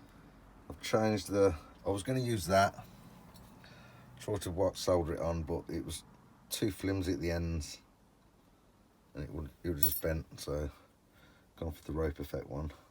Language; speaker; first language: English; native; English